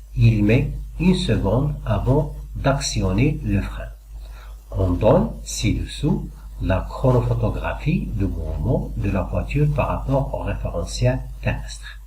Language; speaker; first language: French; non-native, local second language; Arabic